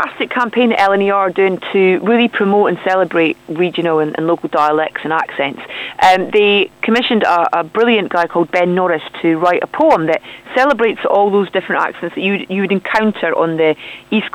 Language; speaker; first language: English; native; English